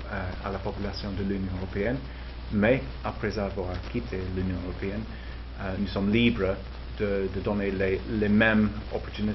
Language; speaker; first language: French; non-native, fluent; English